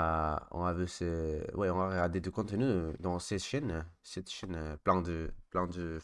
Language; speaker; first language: French; non-native, learner; Spanish